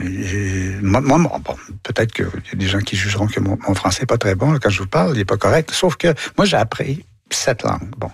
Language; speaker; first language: French; native; French